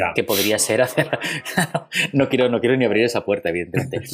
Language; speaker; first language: Spanish; native; Spanish